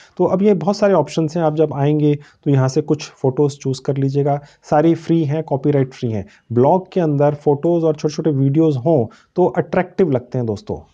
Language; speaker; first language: Hindi; native; Hindi